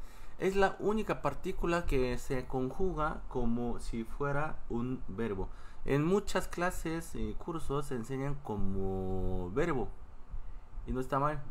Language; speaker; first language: Spanish; non-native, fluent; Korean